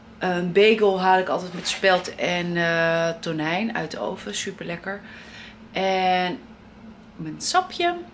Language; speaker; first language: Dutch; native; Dutch